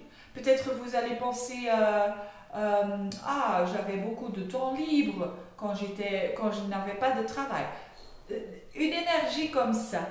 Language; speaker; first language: French; non-native, fluent; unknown